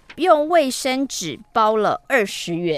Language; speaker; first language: Chinese; native; Chinese